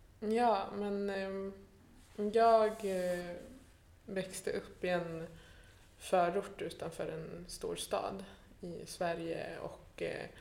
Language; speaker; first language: Swedish; early bilingual, other home language; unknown